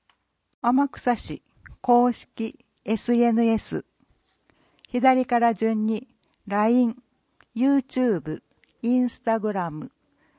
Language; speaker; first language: Japanese; native; Japanese